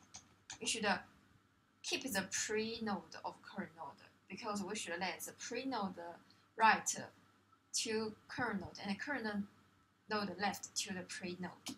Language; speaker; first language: English; non-native, fluent; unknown